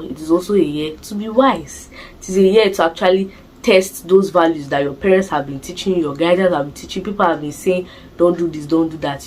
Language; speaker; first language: English; non-native, local second language; Igbo